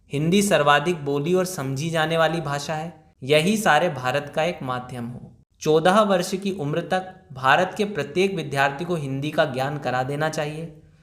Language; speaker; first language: Hindi; native; Hindi